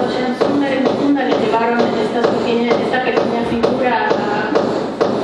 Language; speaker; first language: Spanish; native; Spanish